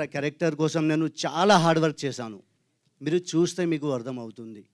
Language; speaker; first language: Telugu; non-native, local second language; Hindi